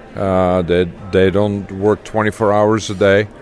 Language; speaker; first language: English; non-native, fluent; Dutch